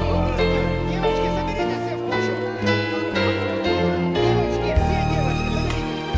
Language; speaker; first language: Russian; native; Russian